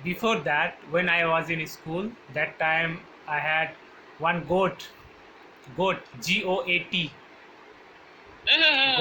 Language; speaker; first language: English; non-native, learner; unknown